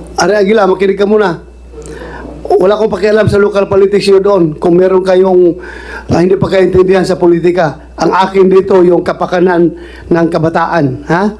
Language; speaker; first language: Filipino; non-native, local second language; Cebuano